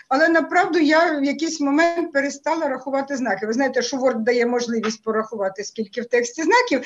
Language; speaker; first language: Ukrainian; native; Ukrainian